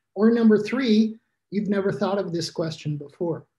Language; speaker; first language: English; native; English